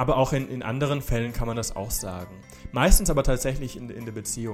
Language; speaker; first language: German; native; German